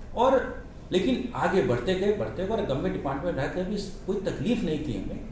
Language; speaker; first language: Hindi; native; Hindi